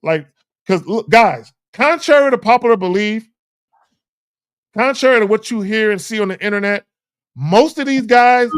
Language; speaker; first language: English; native; English